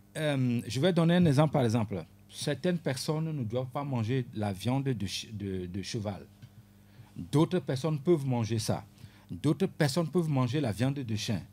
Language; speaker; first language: French; non-native, local second language; Ewe